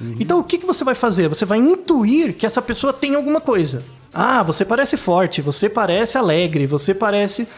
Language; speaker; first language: Portuguese; native; Portuguese